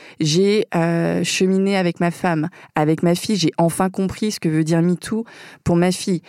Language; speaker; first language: French; early bilingual, other home language; Vietnamese